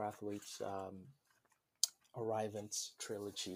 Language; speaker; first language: English; non-native, local second language; Yoruba